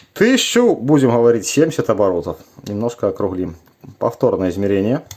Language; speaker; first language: Russian; native; Russian